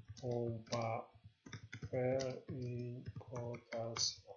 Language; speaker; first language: French; non-native, learner; Spanish